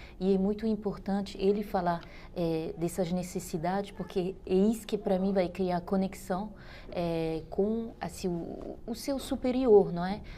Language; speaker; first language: Portuguese; non-native, fluent; French